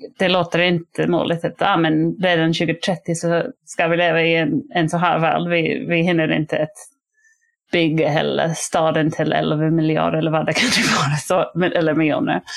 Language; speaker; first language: Swedish; non-native, fluent; English